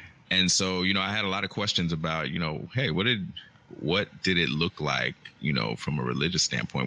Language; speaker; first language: English; native; English